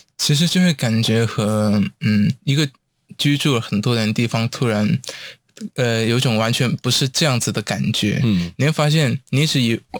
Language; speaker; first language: Chinese; non-native, local second language; Cantonese